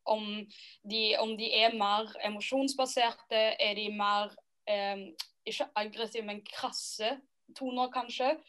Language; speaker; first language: Norwegian; native; Norwegian